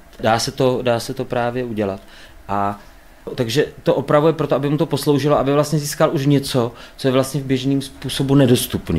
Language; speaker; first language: Czech; native; Czech